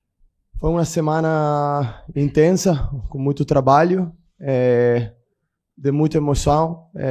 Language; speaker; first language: Portuguese; non-native, fluent; Italian